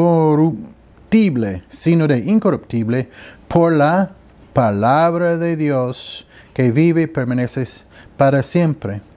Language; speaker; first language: Spanish; non-native, learner; English